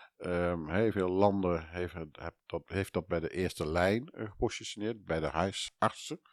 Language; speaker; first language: Dutch; native; Dutch